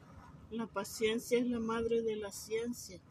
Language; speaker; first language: Spanish; native; Spanish